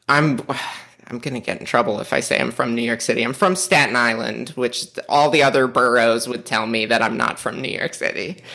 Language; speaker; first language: English; native; English